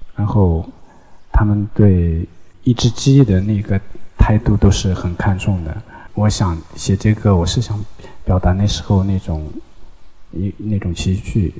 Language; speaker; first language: Chinese; non-native, local second language; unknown